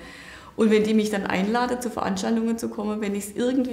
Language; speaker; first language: German; native; German